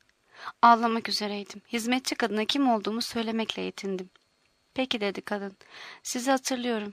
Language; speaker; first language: Turkish; native; Turkish